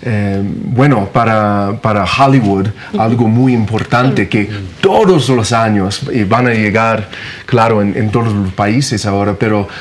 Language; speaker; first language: Spanish; non-native, fluent; English